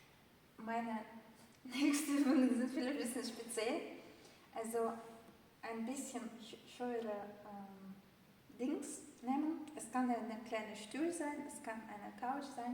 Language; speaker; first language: German; non-native, fluent; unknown